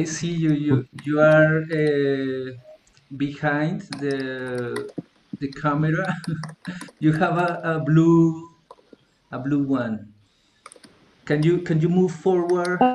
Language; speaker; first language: English; non-native, learner; Spanish